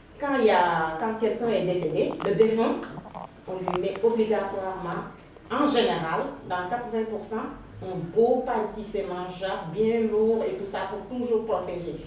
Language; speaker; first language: French; non-native, local second language; Wolof